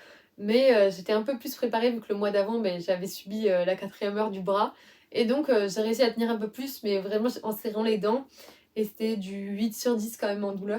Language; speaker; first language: French; native; French